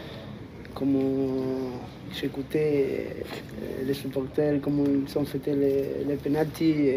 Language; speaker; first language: French; non-native, fluent; Spanish